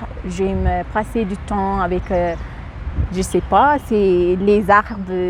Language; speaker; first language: French; non-native, fluent; Amharic